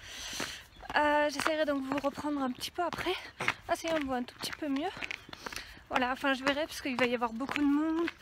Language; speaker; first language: French; native; French